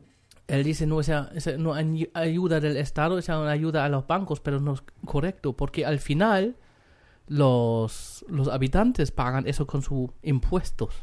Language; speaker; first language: Spanish; non-native, fluent; German